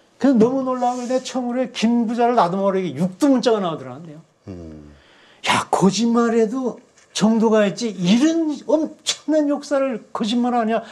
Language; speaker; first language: Korean; native; Korean